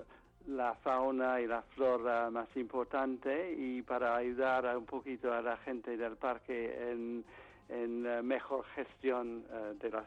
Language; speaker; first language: Spanish; non-native, fluent; English